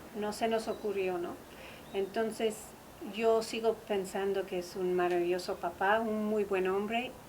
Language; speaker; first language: Spanish; non-native, fluent; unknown